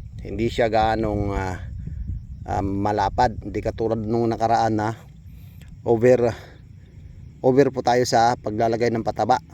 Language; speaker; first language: Filipino; non-native, local second language; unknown